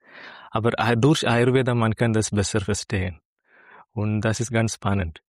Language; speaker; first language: German; non-native, learner; Malayalam